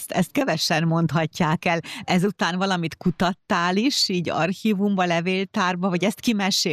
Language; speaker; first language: Hungarian; native; Hungarian